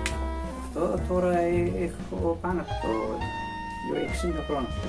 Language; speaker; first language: Greek; non-native, learner; Persian